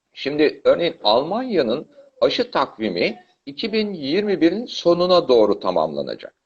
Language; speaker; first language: Turkish; native; Turkish